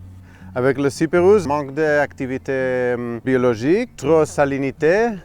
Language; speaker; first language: French; non-native, fluent; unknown